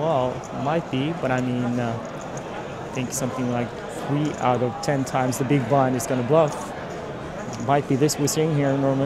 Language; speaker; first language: English; non-native, fluent; Norwegian